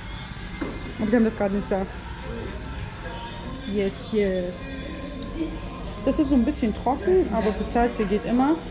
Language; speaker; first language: German; early bilingual, other home language; Arabic